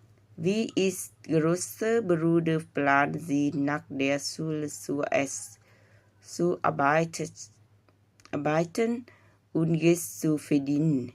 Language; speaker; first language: German; non-native, learner; Vietnamese